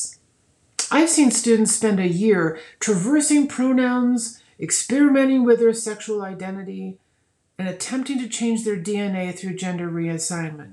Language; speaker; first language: English; native; English